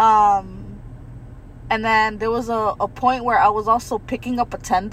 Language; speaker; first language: English; early bilingual, other home language; Spanish